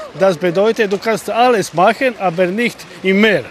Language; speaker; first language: German; non-native, learner; Croatian